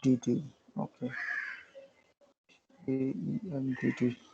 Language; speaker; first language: German; non-native, learner; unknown